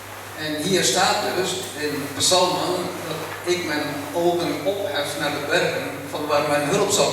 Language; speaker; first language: Dutch; early bilingual, other home language; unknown